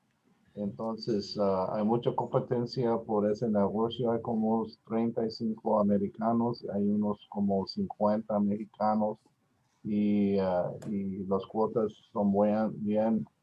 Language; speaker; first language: Spanish; non-native, learner; English